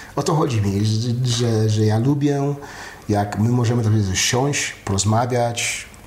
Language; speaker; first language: Polish; early bilingual, heritage; Polish